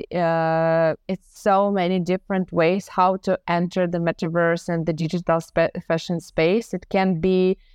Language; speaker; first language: English; non-native, fluent; Ukrainian